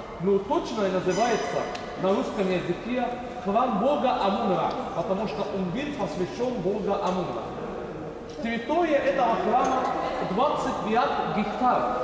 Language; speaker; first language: Russian; non-native, learner; Arabic